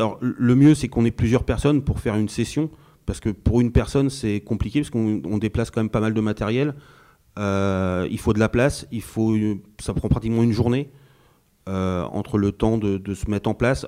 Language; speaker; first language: French; native; French